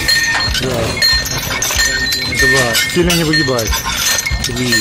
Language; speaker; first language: Russian; native; Russian